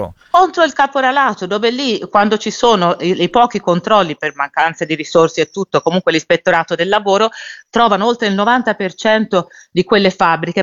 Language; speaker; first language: Italian; native; Italian